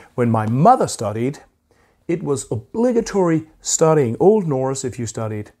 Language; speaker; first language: English; non-native, fluent; Danish